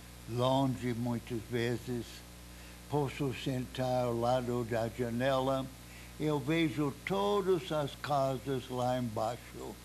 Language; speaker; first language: Portuguese; non-native, fluent; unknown